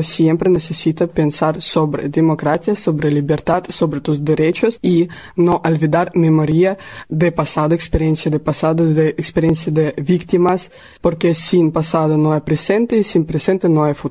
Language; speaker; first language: Spanish; non-native, learner; Russian